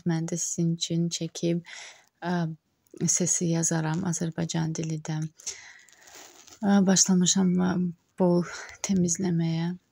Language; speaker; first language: Turkish; non-native, learner; Azerbaijani